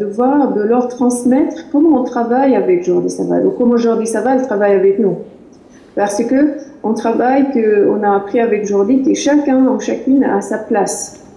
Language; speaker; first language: French; non-native, fluent; Arabic